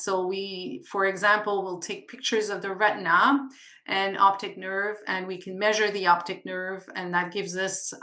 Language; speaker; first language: English; non-native, local second language; French